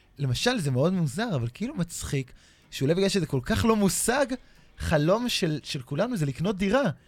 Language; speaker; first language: Hebrew; native; Hebrew